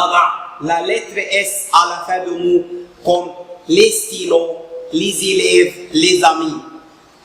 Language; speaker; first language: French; non-native, fluent; Arabic